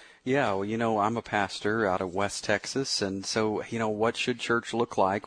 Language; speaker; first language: English; native; English